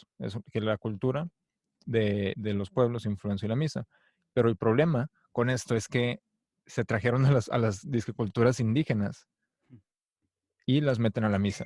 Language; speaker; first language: Spanish; native; Spanish